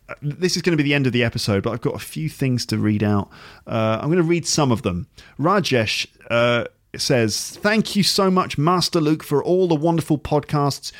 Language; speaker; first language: English; native; English